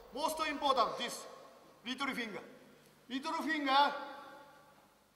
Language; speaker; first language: English; non-native, learner; Japanese